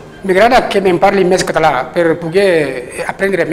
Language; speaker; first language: Catalan; non-native, learner; Soninke